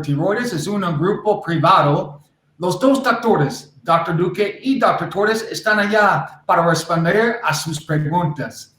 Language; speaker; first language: Spanish; non-native, learner; English